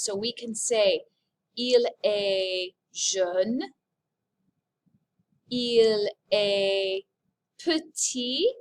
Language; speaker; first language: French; non-native, fluent; English